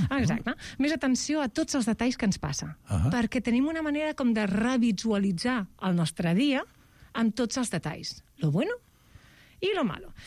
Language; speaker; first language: Catalan; non-native, local second language; Spanish